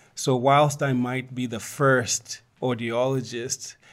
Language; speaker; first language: English; non-native, local second language; Bemba